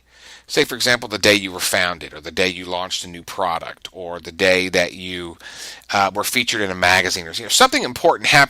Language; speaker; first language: English; native; English